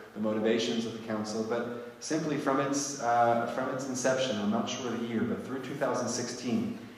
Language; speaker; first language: English; native; English